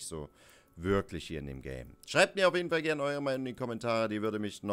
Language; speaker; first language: German; native; German